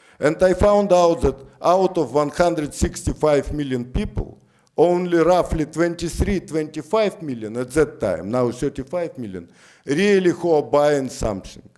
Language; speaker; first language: English; non-native, fluent; Russian